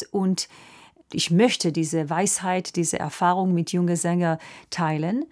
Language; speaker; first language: German; non-native, fluent; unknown